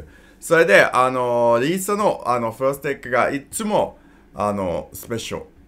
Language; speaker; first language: Japanese; non-native, learner; English